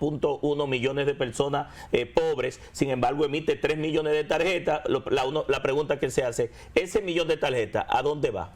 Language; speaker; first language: Spanish; native; Spanish